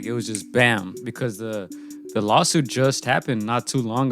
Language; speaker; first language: English; native; English